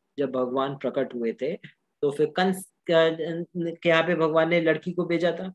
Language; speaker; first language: Hindi; native; Hindi